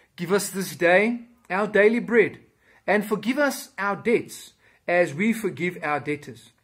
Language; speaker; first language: English; non-native, local second language; Afrikaans